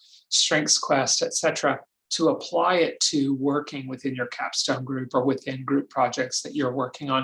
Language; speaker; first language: English; native; English